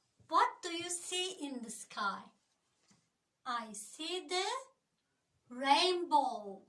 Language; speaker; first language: English; non-native, learner; Turkish